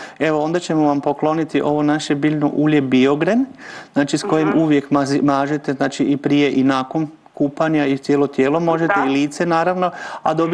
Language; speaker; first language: Croatian; native; Croatian